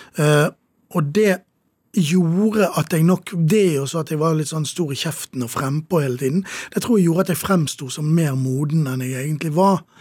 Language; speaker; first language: Norwegian; native; Norwegian